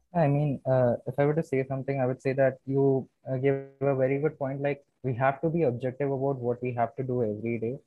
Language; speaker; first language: English; non-native, local second language; Hindi